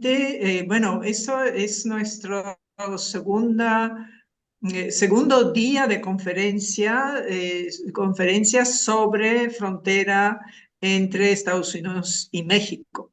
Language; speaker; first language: Spanish; non-native, fluent; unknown